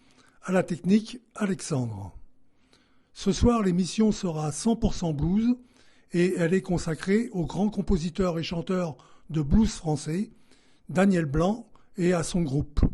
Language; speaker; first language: French; native; French